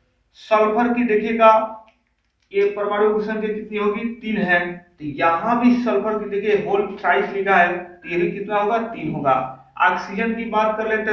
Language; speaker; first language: Hindi; native; Hindi